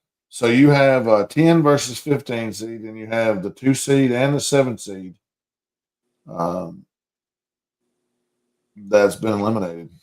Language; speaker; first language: English; native; English